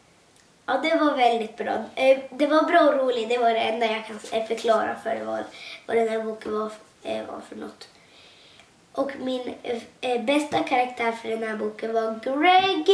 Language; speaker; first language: Swedish; non-native, local second language; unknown